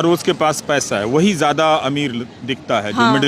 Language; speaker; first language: Hindi; native; Hindi